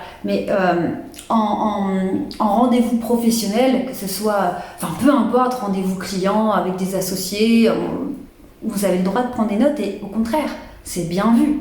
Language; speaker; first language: French; native; French